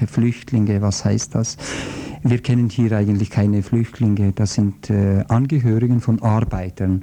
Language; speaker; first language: German; non-native, fluent; Croatian